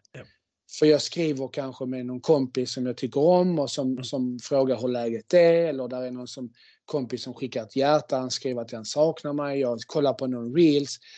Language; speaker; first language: Swedish; native; Swedish